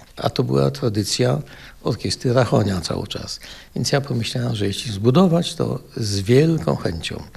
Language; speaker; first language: Polish; native; Polish